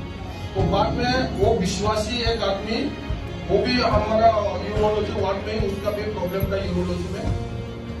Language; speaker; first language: Hindi; non-native, local second language; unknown